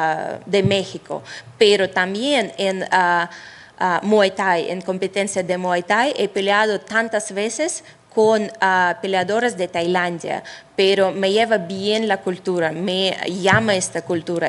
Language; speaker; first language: Spanish; non-native, fluent; Russian